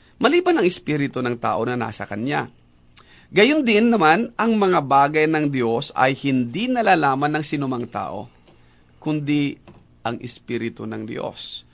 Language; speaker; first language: Filipino; native; Filipino